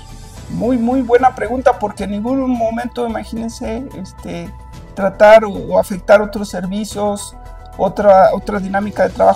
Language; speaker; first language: Spanish; native; Spanish